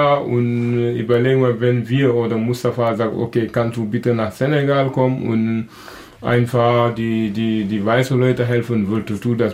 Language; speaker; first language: German; non-native, local second language; Wolof